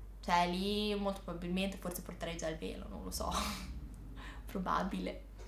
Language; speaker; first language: Italian; early bilingual, other home language; Arabic